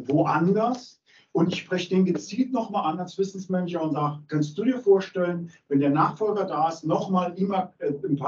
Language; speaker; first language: German; native; German